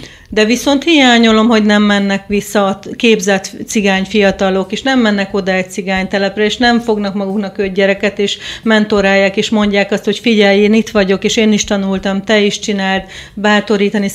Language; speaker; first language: Hungarian; native; Hungarian